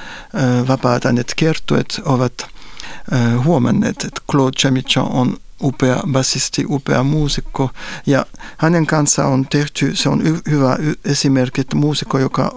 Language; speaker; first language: Finnish; non-native, fluent; French